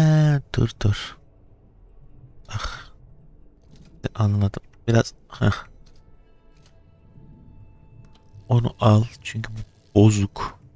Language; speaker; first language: Turkish; native; Turkish